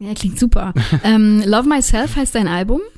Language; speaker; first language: German; native; German